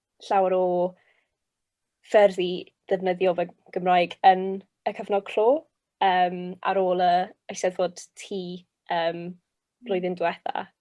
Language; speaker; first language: Welsh; non-native, local second language; English